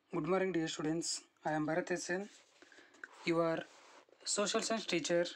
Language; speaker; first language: English; non-native, local second language; Kannada